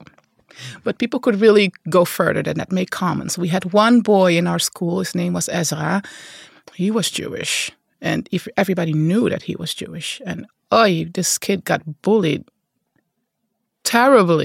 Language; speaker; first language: English; non-native, fluent; Dutch